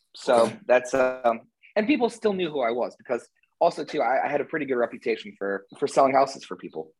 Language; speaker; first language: English; native; English